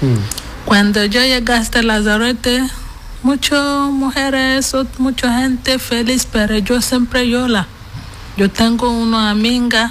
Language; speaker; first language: Spanish; non-native, learner; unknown